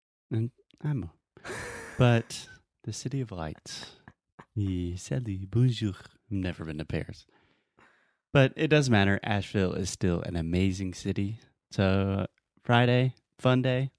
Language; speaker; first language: English; native; English